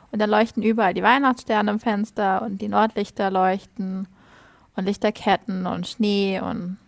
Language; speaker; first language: German; native; German